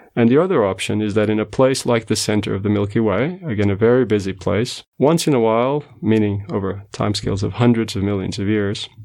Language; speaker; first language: English; non-native, fluent; Portuguese